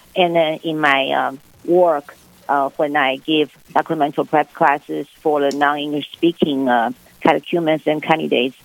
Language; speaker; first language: English; non-native, fluent; Chinese